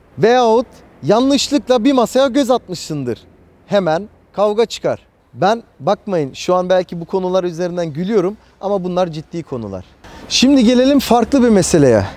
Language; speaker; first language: Turkish; early bilingual, heritage; Turkish